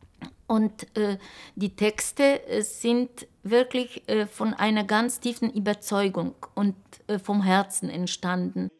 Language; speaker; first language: German; non-native, local second language; Polish